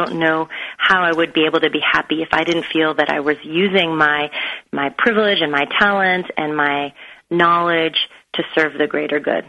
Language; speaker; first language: English; native; English